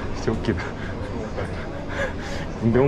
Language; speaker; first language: Korean; native; Korean